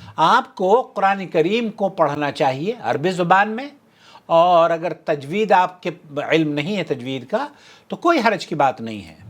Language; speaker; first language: Urdu; native; Urdu